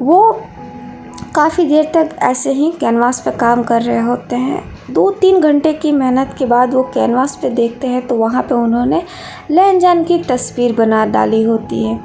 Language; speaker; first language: Hindi; native; Hindi